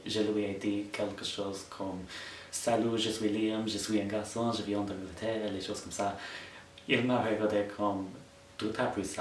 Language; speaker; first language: French; non-native, fluent; English